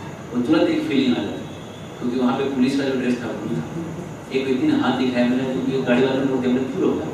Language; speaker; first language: Hindi; native; Hindi